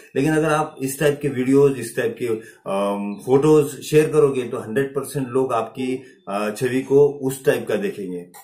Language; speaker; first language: Hindi; non-native, local second language; Marathi